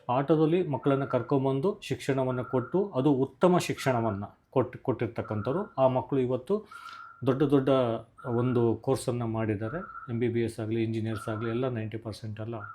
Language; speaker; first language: Kannada; native; Kannada